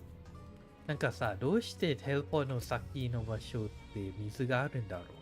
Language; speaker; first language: Japanese; non-native, fluent; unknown